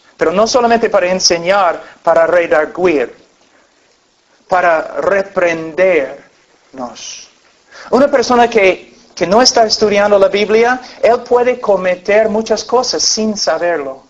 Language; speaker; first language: Spanish; non-native, fluent; English